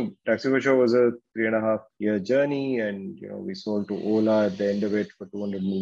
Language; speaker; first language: English; non-native, local second language; Kannada